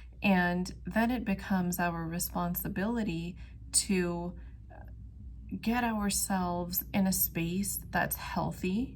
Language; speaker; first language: English; native; English